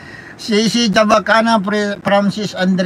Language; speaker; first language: English; non-native, local second language; Filipino